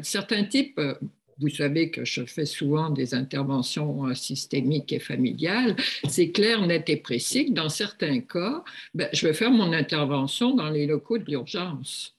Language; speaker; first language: French; native; French